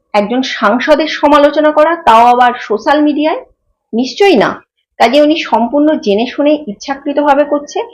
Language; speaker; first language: Bangla; native; Bangla